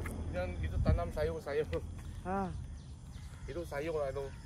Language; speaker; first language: Malay; native; Malay